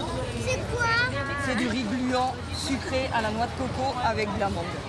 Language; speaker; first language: French; native; French